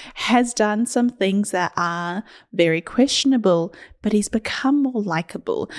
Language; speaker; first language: English; early bilingual, other home language; Hindi